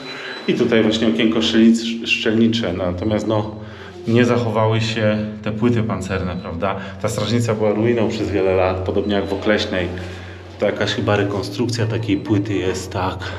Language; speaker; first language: Polish; native; Polish